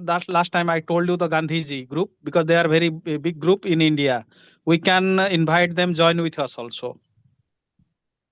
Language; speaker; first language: English; non-native, fluent; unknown